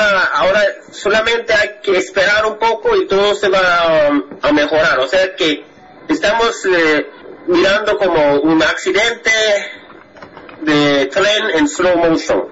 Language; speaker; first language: Spanish; non-native, fluent; English